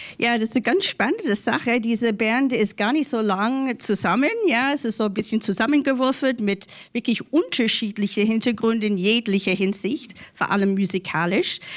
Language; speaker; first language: German; non-native, learner; English